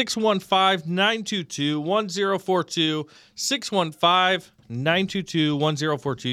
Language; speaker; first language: English; native; English